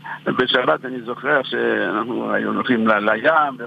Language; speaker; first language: Hebrew; non-native, fluent; French